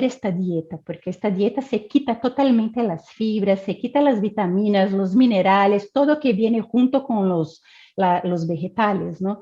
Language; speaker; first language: Spanish; non-native, fluent; Portuguese